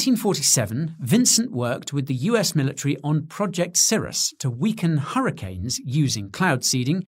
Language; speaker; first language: English; native; English